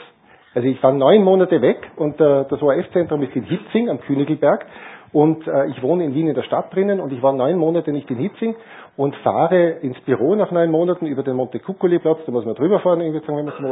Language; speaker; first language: German; native; German